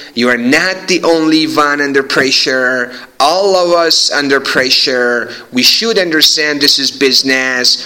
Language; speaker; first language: English; non-native, fluent; Persian